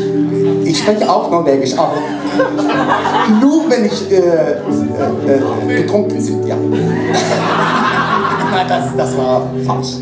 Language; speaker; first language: German; non-native, learner; Norwegian